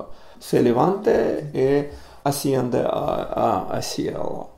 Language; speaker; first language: Spanish; non-native, learner; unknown